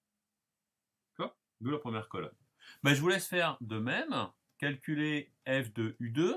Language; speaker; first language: French; native; French